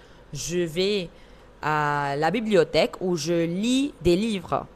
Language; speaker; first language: French; non-native, fluent; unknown